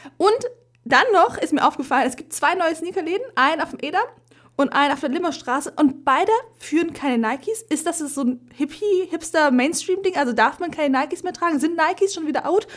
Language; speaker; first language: German; early bilingual, other home language; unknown